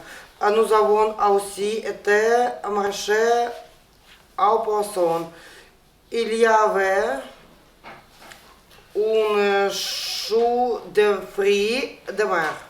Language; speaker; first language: French; non-native, learner; Ukrainian